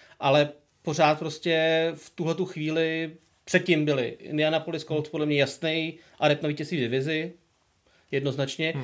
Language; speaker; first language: Czech; native; Czech